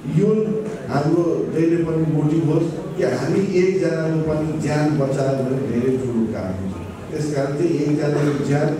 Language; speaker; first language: Nepali; non-native, local second language; Maithili